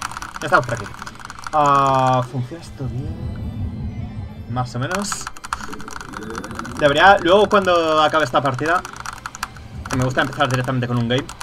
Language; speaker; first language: Spanish; native; Spanish